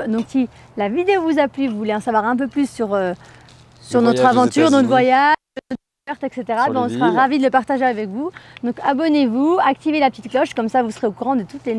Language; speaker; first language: French; native; French